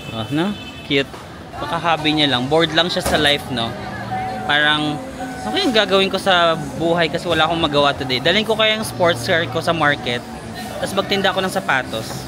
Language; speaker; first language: Filipino; non-native, local second language; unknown